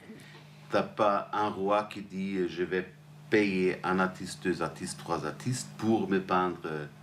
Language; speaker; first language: French; non-native, fluent; German